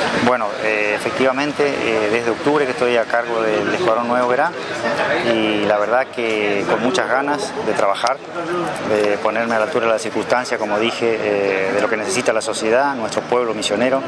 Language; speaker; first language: Spanish; native; Spanish